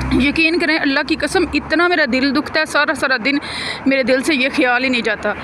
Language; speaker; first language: Urdu; non-native, local second language; Punjabi